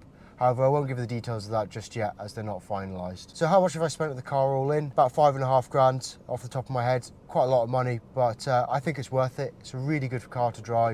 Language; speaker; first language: English; native; English